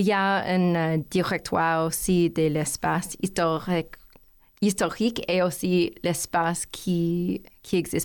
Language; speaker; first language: French; non-native, learner; English